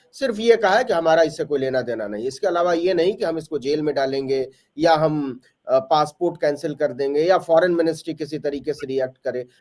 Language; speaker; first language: Hindi; native; Hindi